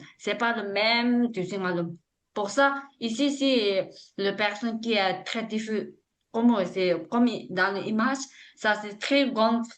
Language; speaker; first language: French; non-native, learner; Tibetan